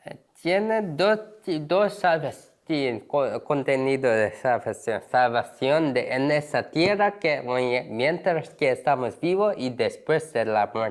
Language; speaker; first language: Spanish; non-native, learner; Korean